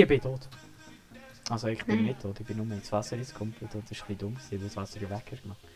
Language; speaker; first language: German; native; German